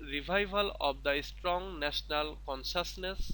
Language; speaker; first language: English; non-native, local second language; Bangla